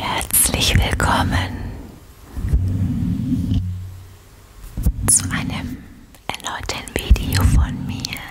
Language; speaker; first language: German; native; German